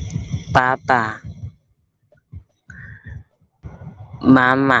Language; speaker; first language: Chinese; non-native, learner; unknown